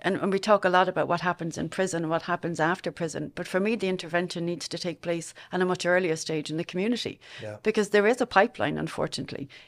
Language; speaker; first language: English; native; English